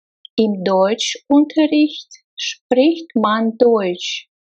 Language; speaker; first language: German; non-native, fluent; Russian